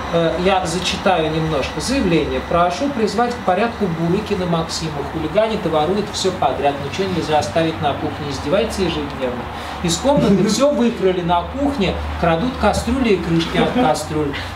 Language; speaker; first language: Russian; native; Russian